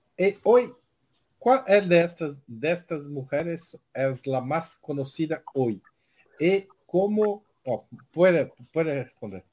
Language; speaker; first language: Spanish; non-native, learner; Portuguese